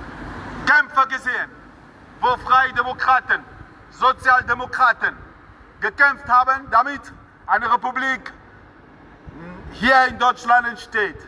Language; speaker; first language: German; non-native, fluent; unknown